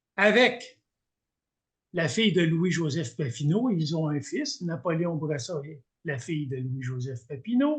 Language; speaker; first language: French; native; French